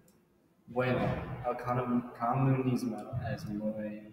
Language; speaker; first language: Spanish; non-native, learner; English